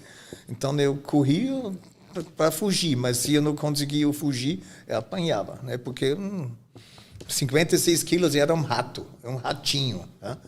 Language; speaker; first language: Portuguese; non-native, fluent; German